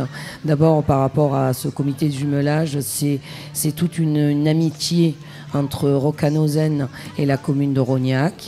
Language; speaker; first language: French; native; French